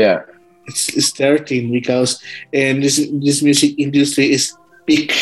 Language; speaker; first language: English; non-native, learner; Spanish